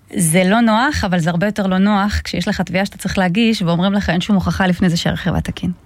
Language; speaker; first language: Hebrew; non-native, fluent; Russian